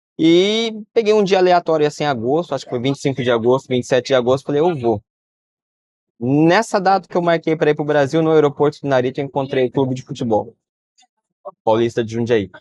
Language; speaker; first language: Portuguese; early bilingual, heritage; Portuguese